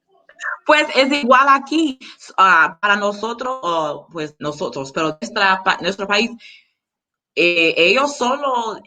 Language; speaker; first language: Spanish; non-native, learner; English